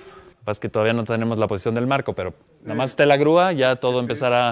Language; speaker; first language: Spanish; native; Spanish